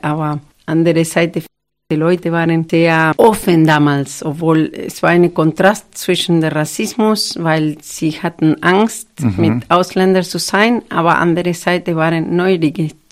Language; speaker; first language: German; non-native, fluent; Spanish